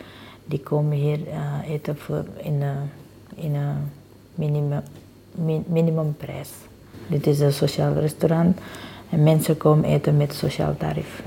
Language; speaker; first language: Dutch; non-native, learner; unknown